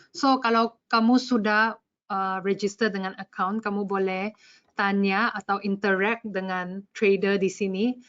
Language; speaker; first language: Malay; non-native, local second language; English